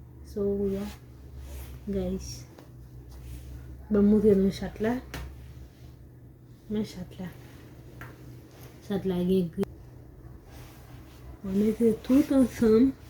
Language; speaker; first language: French; non-native, learner; Haitian Creole